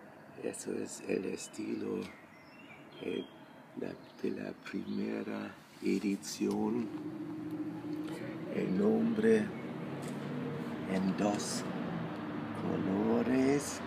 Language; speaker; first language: Spanish; non-native, fluent; German